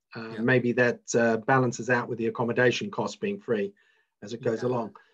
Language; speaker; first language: English; native; English